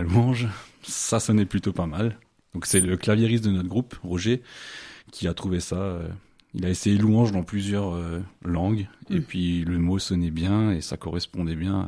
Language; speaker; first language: French; native; French